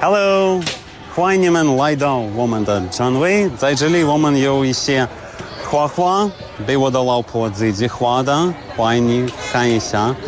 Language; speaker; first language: Chinese; non-native, learner; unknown